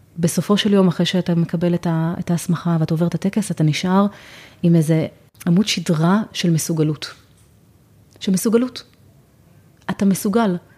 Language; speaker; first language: Hebrew; native; Hebrew